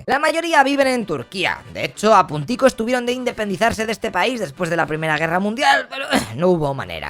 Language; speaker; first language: Spanish; native; Spanish